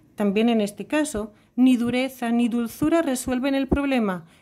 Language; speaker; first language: Spanish; native; Spanish